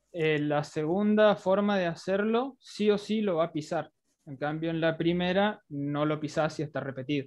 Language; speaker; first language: Spanish; native; Spanish